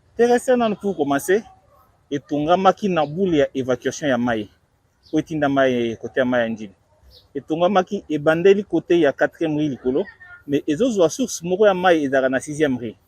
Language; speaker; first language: Lingala; native; Lingala